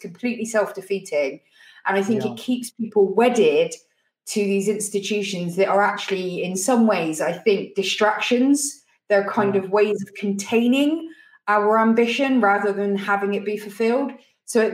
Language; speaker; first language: English; native; English